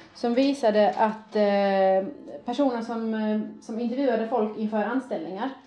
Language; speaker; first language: Swedish; early bilingual, other home language; Persian